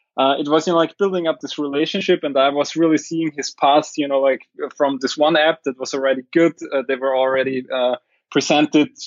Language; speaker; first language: English; non-native, fluent; German